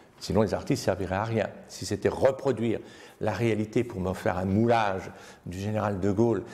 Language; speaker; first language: French; native; French